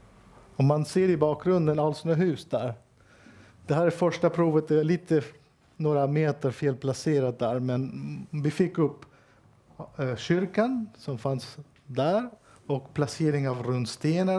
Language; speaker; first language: Swedish; non-native, fluent; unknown